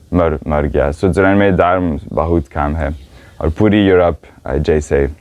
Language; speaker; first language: Hindi; non-native, learner; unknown